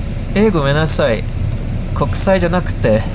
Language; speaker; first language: Japanese; non-native, fluent; English